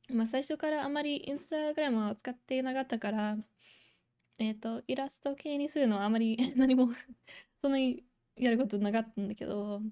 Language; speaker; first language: Japanese; non-native, fluent; English